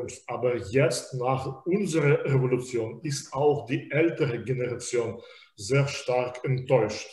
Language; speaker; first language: German; non-native, fluent; Belarusian